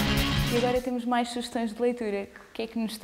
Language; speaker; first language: Portuguese; native; Portuguese